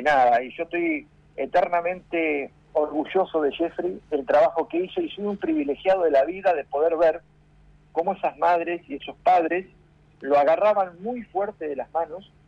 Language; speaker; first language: Spanish; native; Spanish